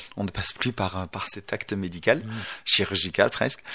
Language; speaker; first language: French; native; French